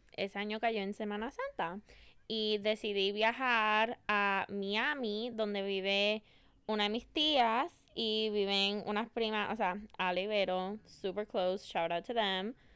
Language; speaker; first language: Spanish; early bilingual, other home language; English